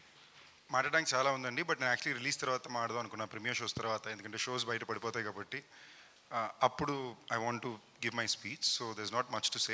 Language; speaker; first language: Telugu; native; Telugu